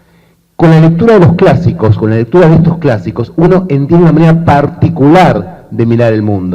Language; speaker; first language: Spanish; native; Spanish